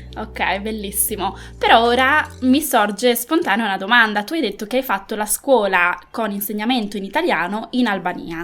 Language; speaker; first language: Italian; native; Italian